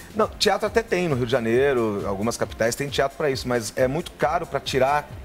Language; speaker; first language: Portuguese; native; Portuguese